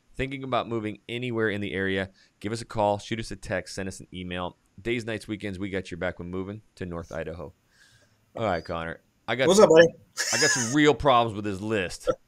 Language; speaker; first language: English; native; English